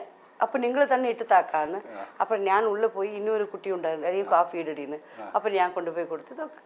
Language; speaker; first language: Malayalam; non-native, local second language; Tamil